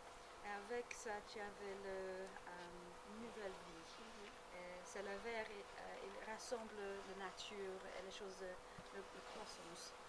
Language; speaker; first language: French; non-native, learner; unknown